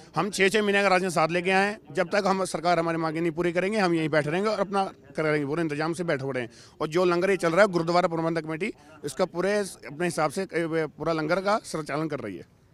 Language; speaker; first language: Hindi; native; Hindi